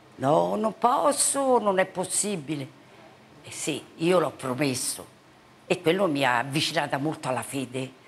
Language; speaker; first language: Italian; native; Italian